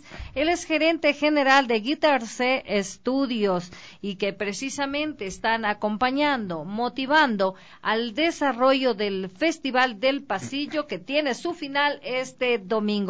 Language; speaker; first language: Spanish; native; Spanish